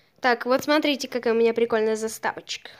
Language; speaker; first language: Russian; native; Russian